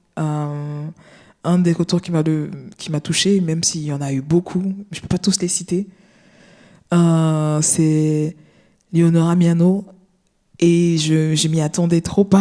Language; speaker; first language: French; native; French